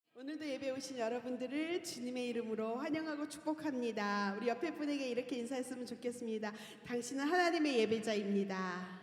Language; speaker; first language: Korean; native; Korean